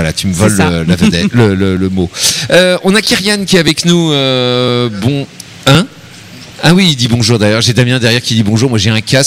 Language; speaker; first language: French; native; French